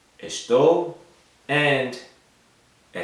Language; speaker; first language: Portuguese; non-native, fluent; Japanese